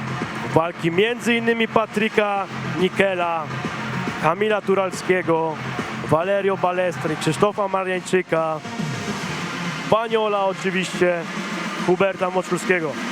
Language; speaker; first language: Polish; native; Polish